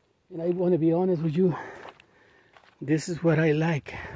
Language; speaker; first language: English; non-native, learner; Spanish